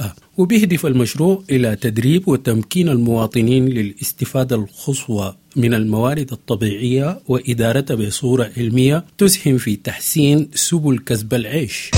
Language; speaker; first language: Arabic; native; Arabic